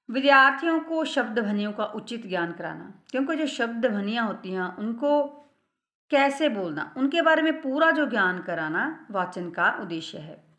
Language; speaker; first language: Hindi; non-native, local second language; Punjabi